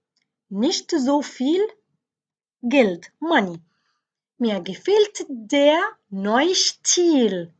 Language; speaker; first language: German; non-native, fluent; Arabic